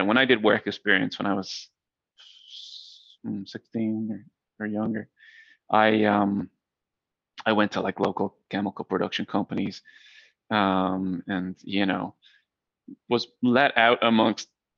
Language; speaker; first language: English; native; English